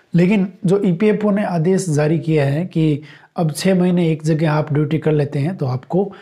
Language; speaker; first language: Hindi; native; Hindi